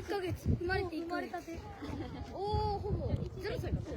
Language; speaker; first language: Japanese; native; Japanese